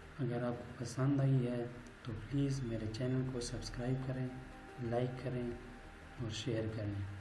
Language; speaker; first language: Urdu; native; Urdu